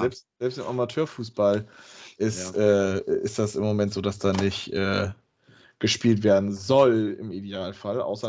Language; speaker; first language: German; native; German